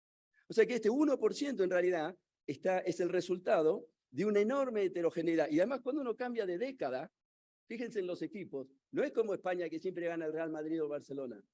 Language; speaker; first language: Spanish; native; Spanish